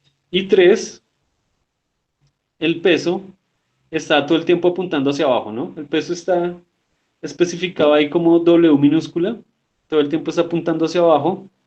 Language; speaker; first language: Spanish; native; Spanish